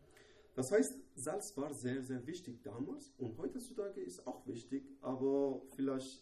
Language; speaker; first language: German; non-native, learner; Persian